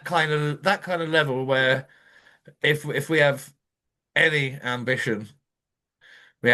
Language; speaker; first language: English; native; English